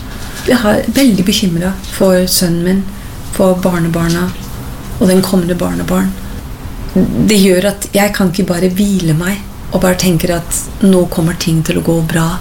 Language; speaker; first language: Norwegian; non-native, fluent; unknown